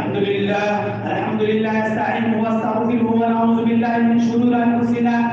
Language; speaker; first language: Arabic; non-native, fluent; Bangla